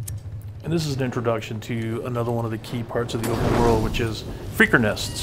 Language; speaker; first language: English; native; English